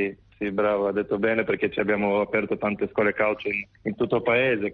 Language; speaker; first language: Italian; non-native, fluent; Macedonian